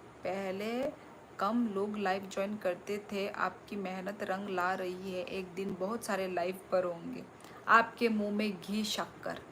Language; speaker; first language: Hindi; non-native, local second language; Kok Borok